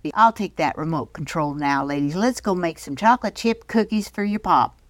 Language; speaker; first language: English; early bilingual, other home language; Spanish